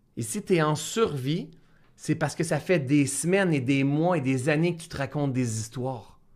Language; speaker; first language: French; native; French